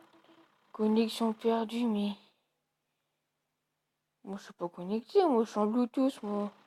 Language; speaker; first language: French; native; French